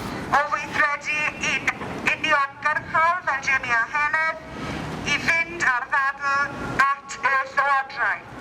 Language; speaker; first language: Welsh; non-native, local second language; English